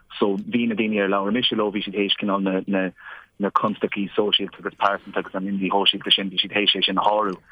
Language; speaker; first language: Irish; native; Irish